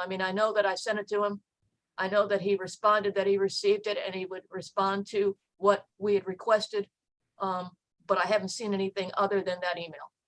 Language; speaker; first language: English; native; English